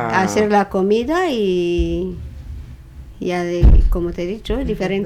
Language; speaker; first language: Spanish; non-native, learner; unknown